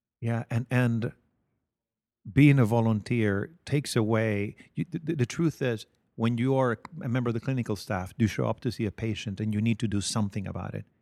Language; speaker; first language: English; non-native, fluent; Spanish